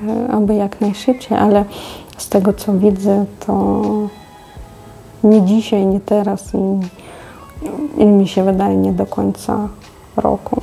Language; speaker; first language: Polish; non-native, fluent; Russian